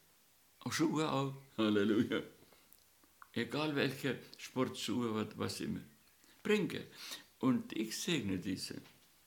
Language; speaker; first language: German; non-native, learner; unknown